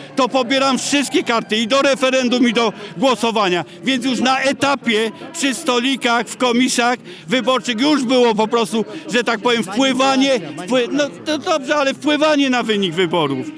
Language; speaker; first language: Polish; native; Polish